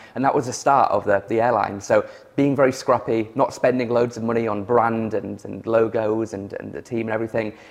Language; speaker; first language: English; native; English